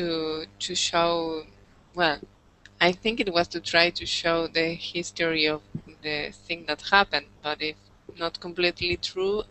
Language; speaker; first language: English; non-native, learner; Spanish